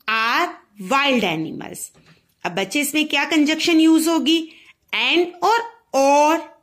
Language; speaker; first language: Hindi; native; Hindi